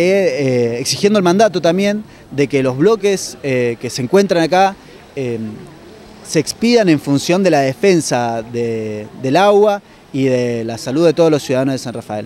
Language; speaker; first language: Spanish; native; Spanish